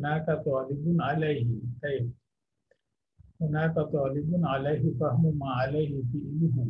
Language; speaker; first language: Arabic; non-native, fluent; Indonesian